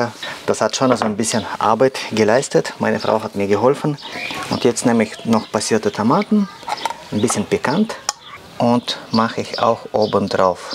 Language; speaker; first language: German; non-native, learner; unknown